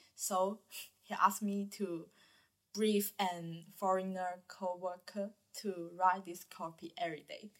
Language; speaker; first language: English; non-native, learner; Chinese